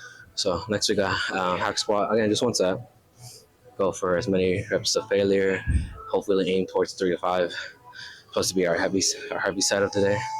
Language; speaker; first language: English; native; English